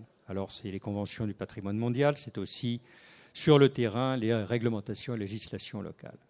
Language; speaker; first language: French; native; French